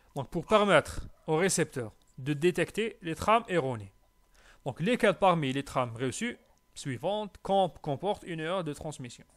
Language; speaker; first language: French; non-native, local second language; Arabic